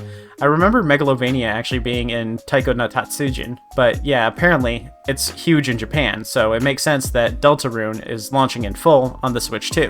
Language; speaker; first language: English; native; English